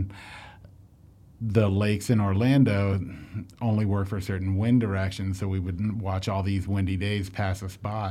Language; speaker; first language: English; native; English